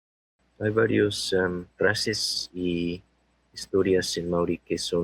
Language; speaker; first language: Spanish; non-native, fluent; English